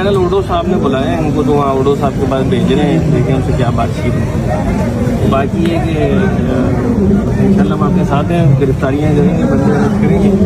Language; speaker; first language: Urdu; native; Urdu